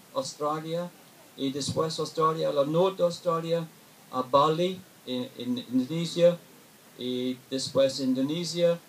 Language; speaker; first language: Spanish; non-native, learner; English